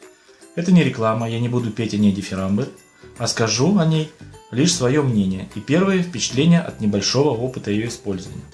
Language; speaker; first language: Russian; native; Russian